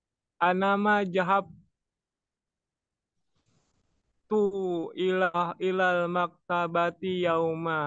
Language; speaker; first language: Indonesian; non-native, learner; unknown